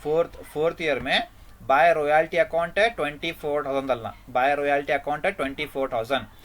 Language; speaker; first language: Hindi; non-native, local second language; Kannada